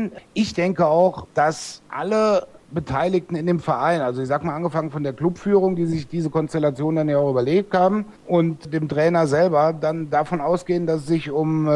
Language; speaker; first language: German; native; German